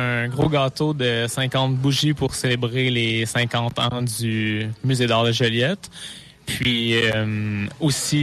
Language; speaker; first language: French; native; French